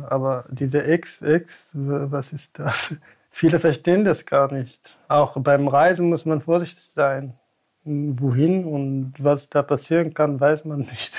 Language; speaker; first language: German; non-native, fluent; Tamasheq